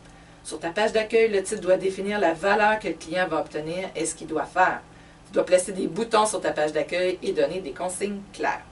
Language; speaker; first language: French; native; French